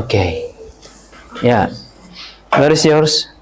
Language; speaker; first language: English; non-native, learner; Indonesian